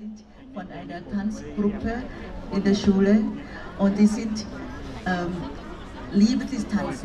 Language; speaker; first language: German; non-native, learner; Thai